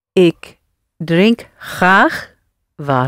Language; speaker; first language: Dutch; non-native, learner; English